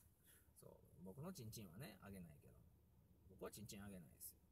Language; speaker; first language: Japanese; native; Japanese